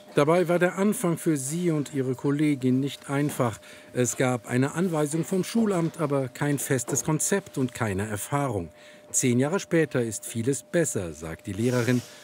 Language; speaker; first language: German; native; German